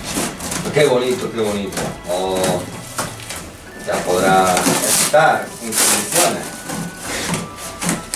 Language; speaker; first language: Spanish; native; Spanish